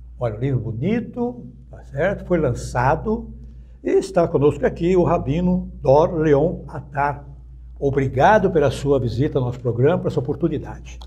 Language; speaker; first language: Portuguese; native; Portuguese